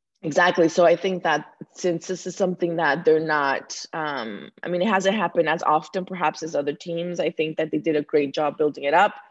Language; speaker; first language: English; early bilingual, other home language; Spanish